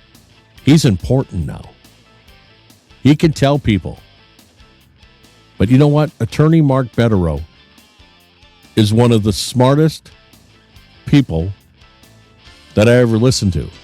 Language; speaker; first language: English; native; English